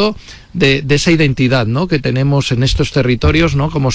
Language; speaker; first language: Spanish; native; Spanish